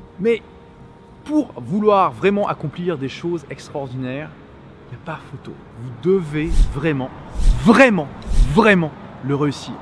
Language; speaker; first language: French; native; French